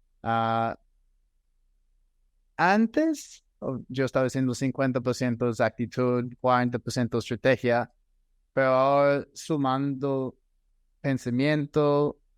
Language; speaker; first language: Spanish; non-native, fluent; English